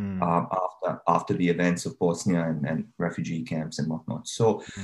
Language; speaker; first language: English; non-native, fluent; Bosnian